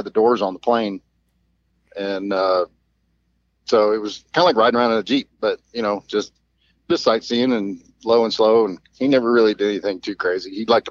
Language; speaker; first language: English; native; English